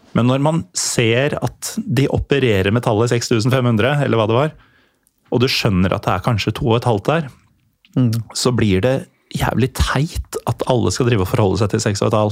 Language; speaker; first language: Norwegian; native; Norwegian